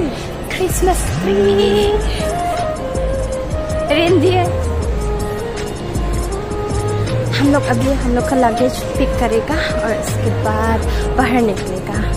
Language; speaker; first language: Hindi; non-native, local second language; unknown